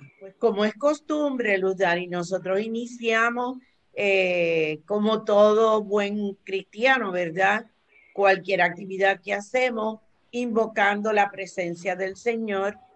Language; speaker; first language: Spanish; native; Spanish